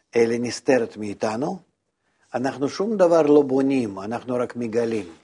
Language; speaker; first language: Hebrew; non-native, fluent; Russian